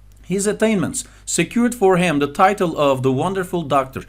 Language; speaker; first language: English; non-native, fluent; Turkish